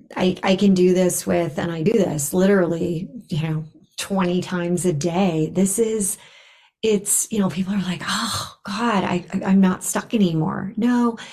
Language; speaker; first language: English; native; English